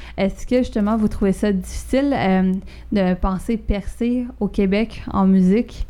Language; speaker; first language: French; native; French